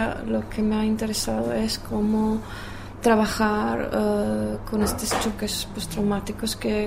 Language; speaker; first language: Spanish; non-native, fluent; Czech